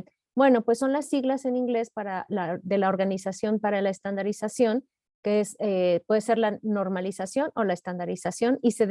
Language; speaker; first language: Spanish; native; Spanish